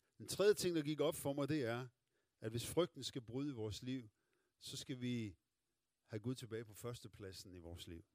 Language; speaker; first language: Danish; native; Danish